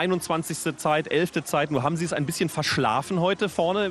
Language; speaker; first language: German; native; German